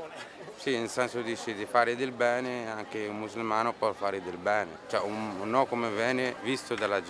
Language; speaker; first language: Italian; non-native, fluent; Arabic